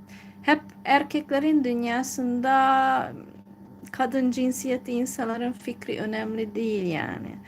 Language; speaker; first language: Turkish; non-native, fluent; Hungarian